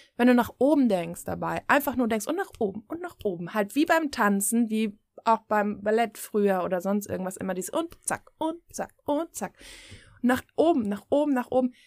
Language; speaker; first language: German; native; German